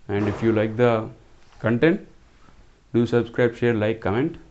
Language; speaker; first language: English; non-native, local second language; Telugu